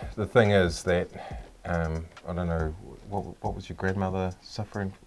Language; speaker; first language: English; native; English